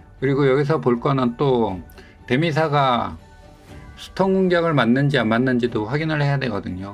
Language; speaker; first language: Korean; native; Korean